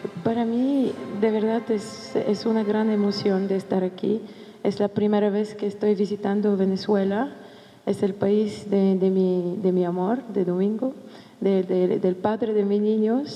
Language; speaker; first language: Spanish; non-native, fluent; Bulgarian